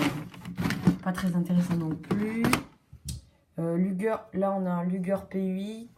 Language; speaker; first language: French; native; French